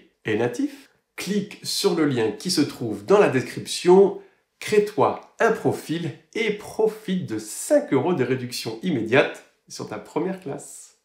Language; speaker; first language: French; native; French